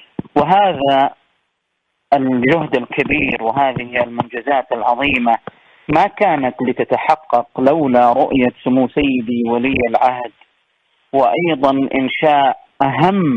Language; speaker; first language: Arabic; native; Arabic